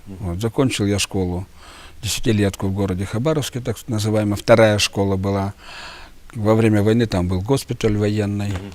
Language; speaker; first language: Russian; native; Russian